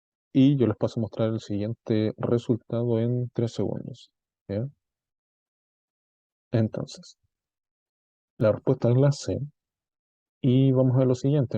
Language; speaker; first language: Spanish; native; Spanish